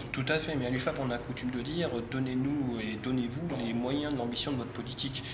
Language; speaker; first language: French; native; French